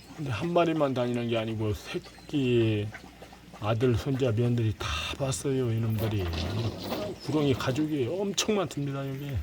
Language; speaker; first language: Korean; native; Korean